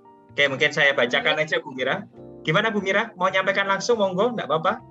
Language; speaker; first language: Indonesian; non-native, local second language; Javanese